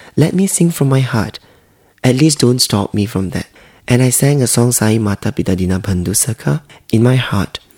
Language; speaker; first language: English; non-native, local second language; Hakka Chinese